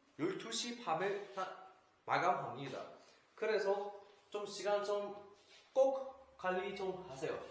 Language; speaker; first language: Korean; non-native, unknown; Uzbek